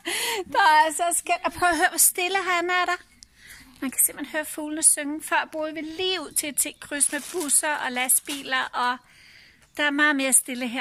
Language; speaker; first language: Danish; native; Danish